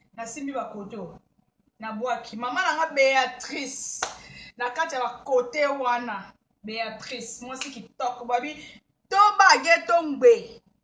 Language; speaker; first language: Lingala; native; Lingala